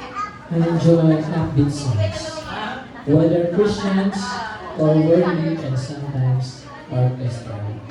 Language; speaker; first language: English; non-native, local second language; Filipino